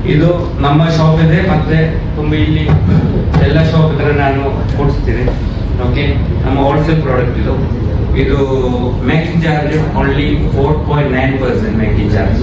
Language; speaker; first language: Kannada; non-native, local second language; Malayalam